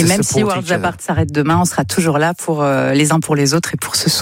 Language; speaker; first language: French; native; French